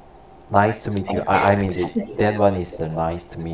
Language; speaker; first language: English; non-native, learner; Korean